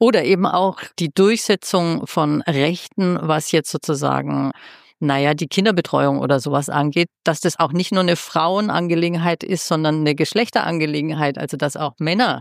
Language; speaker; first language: German; native; German